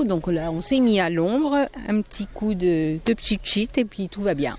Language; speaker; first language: French; native; French